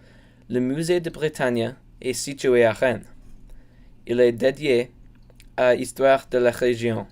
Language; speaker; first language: French; non-native, learner; English